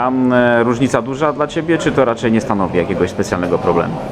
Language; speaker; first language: Polish; native; Polish